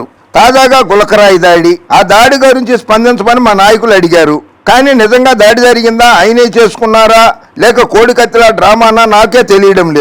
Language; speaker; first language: Telugu; native; Telugu